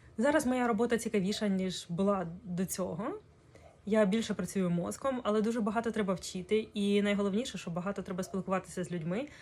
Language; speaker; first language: Ukrainian; non-native, local second language; Russian